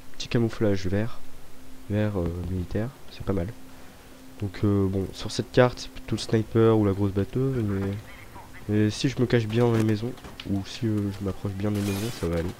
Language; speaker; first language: French; native; French